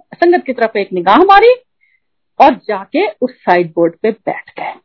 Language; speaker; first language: Hindi; native; Hindi